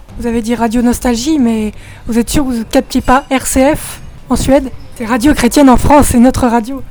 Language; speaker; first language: French; native; French